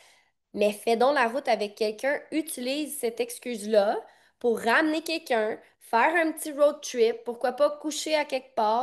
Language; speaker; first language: French; native; French